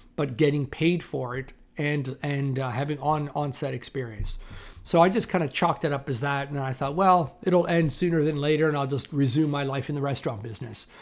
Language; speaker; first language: English; native; English